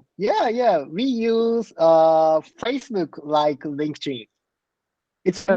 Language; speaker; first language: English; non-native, learner; Japanese